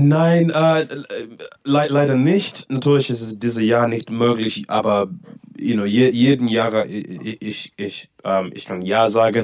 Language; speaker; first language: German; non-native, learner; English